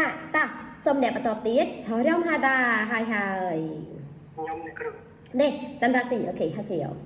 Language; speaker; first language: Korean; non-native, fluent; Vietnamese